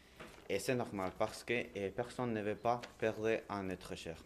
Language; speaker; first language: French; non-native, learner; Spanish